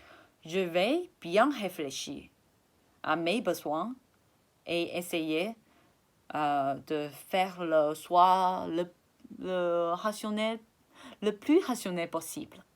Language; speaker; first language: French; non-native, fluent; Chinese